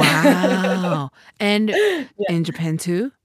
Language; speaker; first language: English; non-native, learner; Japanese